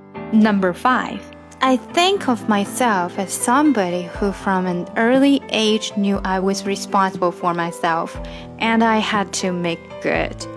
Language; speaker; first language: English; non-native, fluent; Chinese